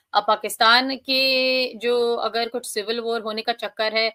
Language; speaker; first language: Hindi; early bilingual, heritage; Hindi